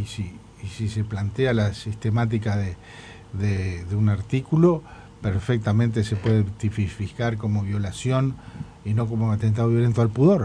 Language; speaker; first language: Spanish; native; Spanish